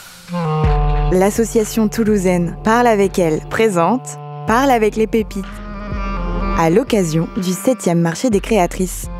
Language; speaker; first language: French; native; French